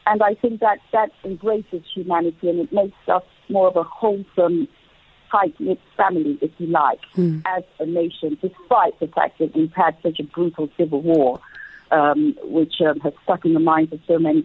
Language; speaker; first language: English; non-native, local second language; Krio